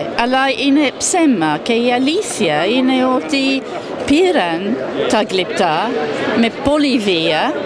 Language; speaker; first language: Greek; non-native, fluent; English